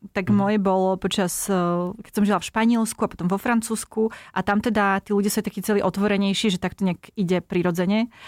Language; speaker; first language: Slovak; native; Slovak